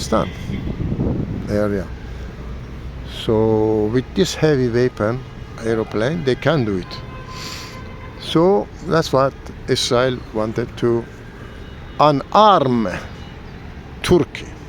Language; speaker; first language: English; non-native, learner; Persian